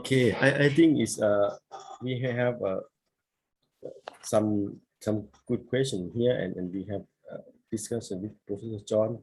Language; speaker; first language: English; non-native, learner; Thai